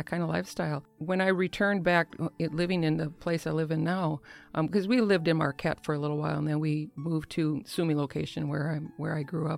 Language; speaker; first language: English; native; English